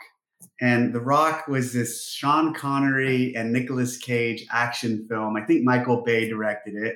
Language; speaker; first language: English; native; English